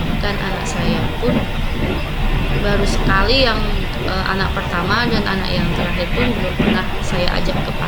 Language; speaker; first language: Indonesian; non-native, local second language; Javanese